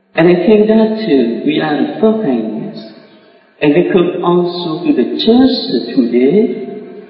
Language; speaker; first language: English; non-native, learner; Vietnamese